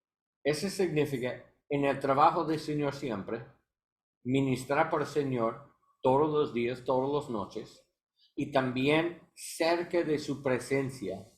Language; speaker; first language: Spanish; non-native, learner; English